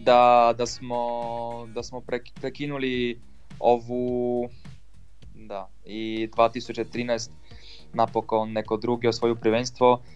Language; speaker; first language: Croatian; non-native, fluent; Polish